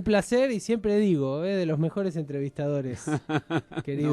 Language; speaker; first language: Spanish; native; Spanish